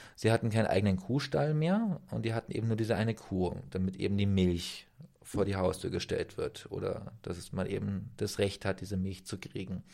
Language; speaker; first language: German; native; German